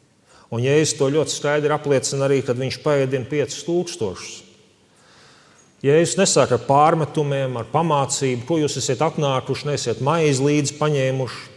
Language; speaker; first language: Latvian; native; Latvian